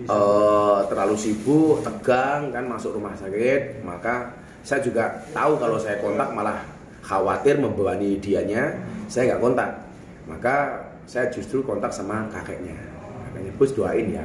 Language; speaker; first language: Indonesian; native; Indonesian